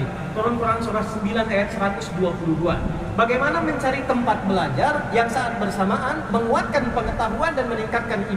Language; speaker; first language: Indonesian; native; Indonesian